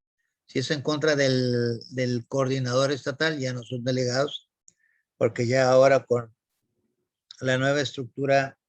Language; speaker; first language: Spanish; native; Spanish